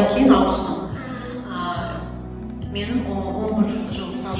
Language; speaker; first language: Kazakh; non-native, local second language; Russian